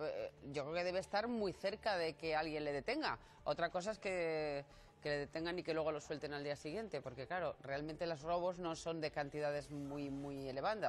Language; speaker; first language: Spanish; native; Spanish